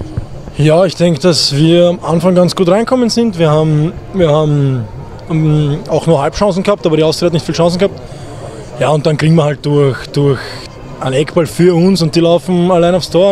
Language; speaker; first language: German; native; German